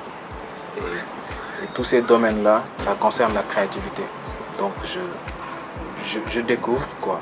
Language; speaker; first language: French; non-native, local second language; Wolof